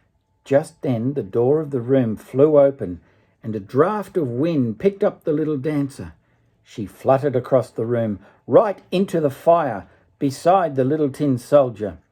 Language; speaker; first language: English; native; English